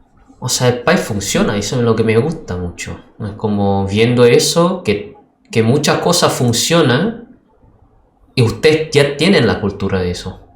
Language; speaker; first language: Spanish; non-native, fluent; Indonesian